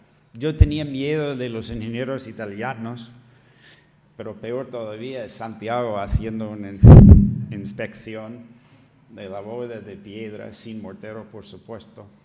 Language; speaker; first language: Spanish; non-native, fluent; English